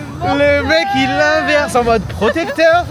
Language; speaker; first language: French; native; French